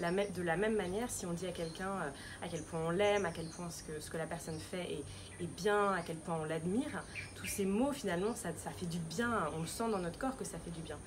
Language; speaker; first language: French; native; French